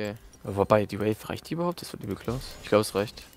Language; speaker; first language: German; native; German